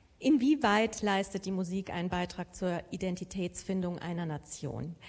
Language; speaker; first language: German; native; German